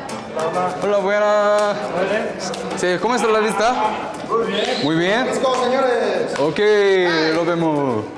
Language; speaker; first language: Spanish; non-native, learner; Korean